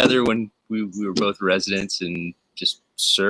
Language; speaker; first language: English; native; English